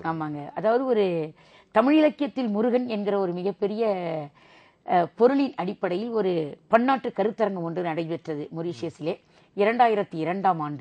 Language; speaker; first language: Tamil; native; Tamil